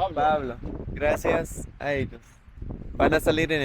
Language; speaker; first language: Spanish; non-native, learner; English